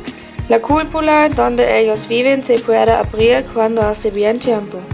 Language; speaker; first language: Spanish; non-native, learner; German